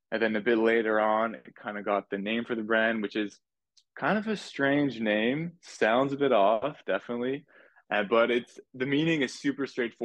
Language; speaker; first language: English; native; English